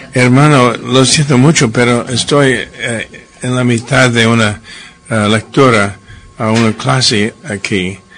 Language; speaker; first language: Spanish; non-native, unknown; English